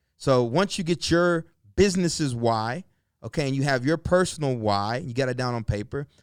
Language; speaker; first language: English; native; English